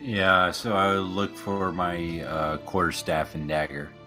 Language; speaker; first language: English; native; English